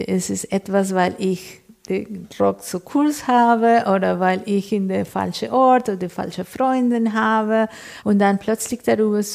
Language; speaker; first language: German; non-native, fluent; Spanish